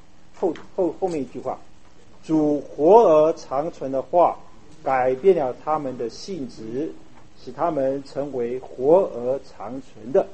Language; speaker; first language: Chinese; native; Chinese